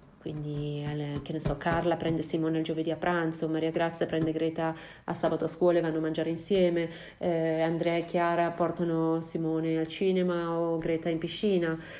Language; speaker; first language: Italian; native; Italian